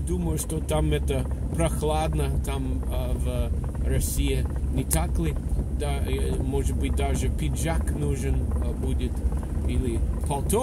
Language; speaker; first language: Russian; non-native, fluent; English